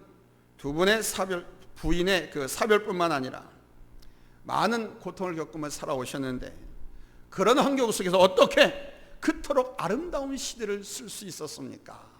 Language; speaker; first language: Korean; native; Korean